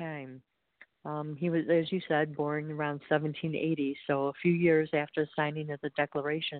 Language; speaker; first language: English; native; English